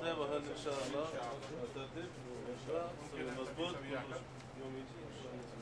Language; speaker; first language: Arabic; non-native, learner; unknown